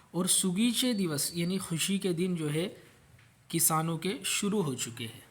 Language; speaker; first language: Urdu; non-native, local second language; Marathi